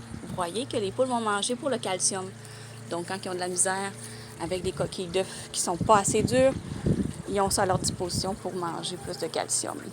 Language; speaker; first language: French; native; French